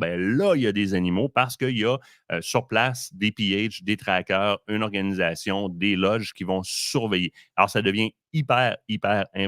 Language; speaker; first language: French; native; French